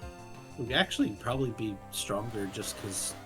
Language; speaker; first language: English; native; English